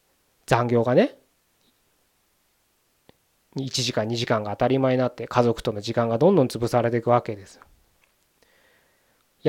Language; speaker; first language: Japanese; native; Japanese